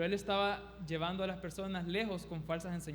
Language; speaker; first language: Spanish; native; Spanish